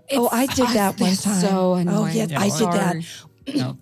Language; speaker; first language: English; native; English